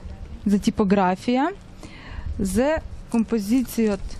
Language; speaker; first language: Hebrew; non-native, fluent; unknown